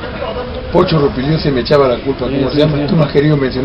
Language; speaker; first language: Spanish; native; Spanish